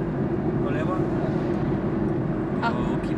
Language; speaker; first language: Japanese; non-native, learner; French